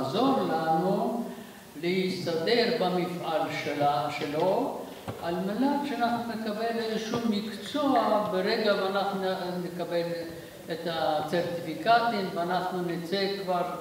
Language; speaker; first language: Hebrew; non-native, fluent; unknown